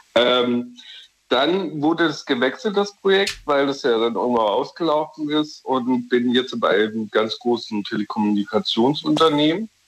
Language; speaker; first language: German; native; German